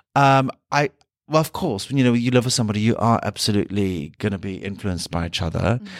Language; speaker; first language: English; native; English